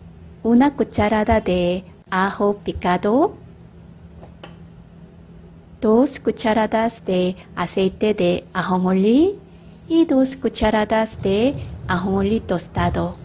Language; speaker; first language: Spanish; non-native, fluent; Korean